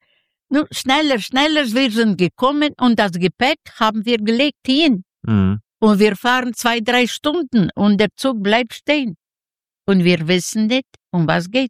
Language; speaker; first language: German; non-native, learner; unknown